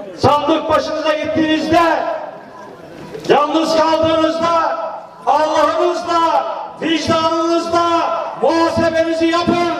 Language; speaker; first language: Turkish; native; Turkish